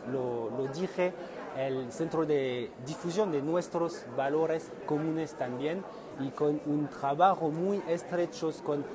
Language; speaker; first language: Spanish; non-native, fluent; French